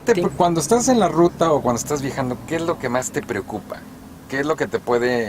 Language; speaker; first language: Spanish; native; Spanish